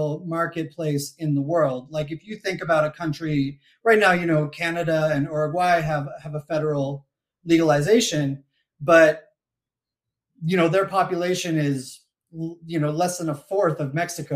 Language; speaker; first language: English; native; English